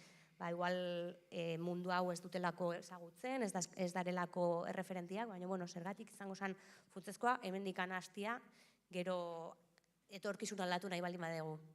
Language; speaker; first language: Basque; native; Basque